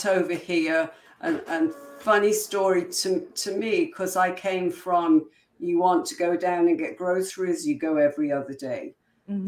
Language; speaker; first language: English; native; English